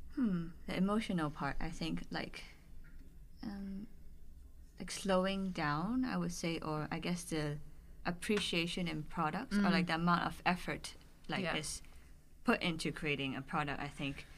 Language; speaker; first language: English; non-native, local second language; Cantonese